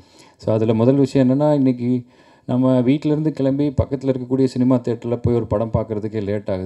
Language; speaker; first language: Tamil; native; Tamil